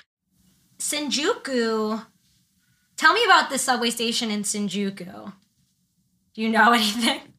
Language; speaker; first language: English; native; English